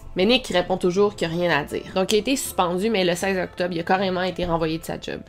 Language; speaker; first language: French; native; French